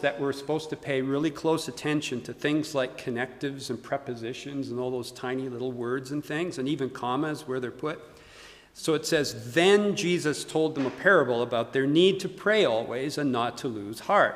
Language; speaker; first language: English; native; English